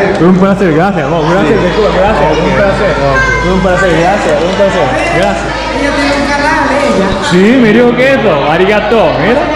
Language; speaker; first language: Spanish; non-native, learner; Japanese